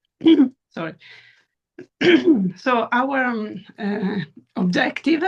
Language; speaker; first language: English; non-native, fluent; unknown